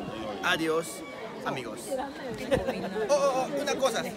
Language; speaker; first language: Spanish; non-native, learner; Japanese